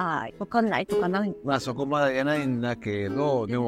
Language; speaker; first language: Japanese; non-native, learner; Spanish